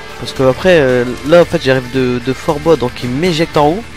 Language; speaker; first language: French; native; French